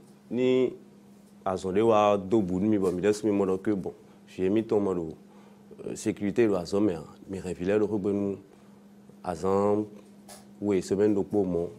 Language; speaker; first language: French; non-native, local second language; Fon